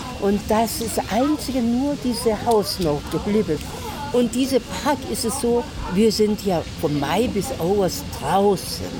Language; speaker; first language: German; non-native, learner; Korean